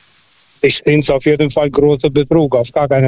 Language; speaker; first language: German; non-native, fluent; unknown